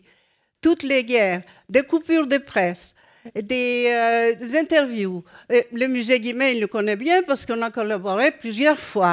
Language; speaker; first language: French; non-native, fluent; Greek